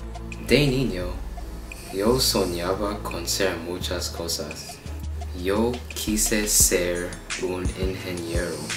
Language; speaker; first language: Spanish; non-native, learner; English